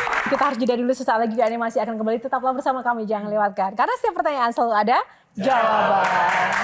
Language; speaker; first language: Indonesian; native; Indonesian